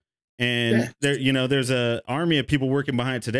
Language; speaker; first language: English; native; English